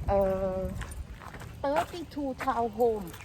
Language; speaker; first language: English; non-native, local second language; Thai